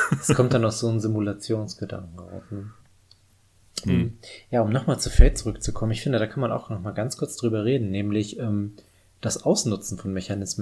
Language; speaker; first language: German; native; German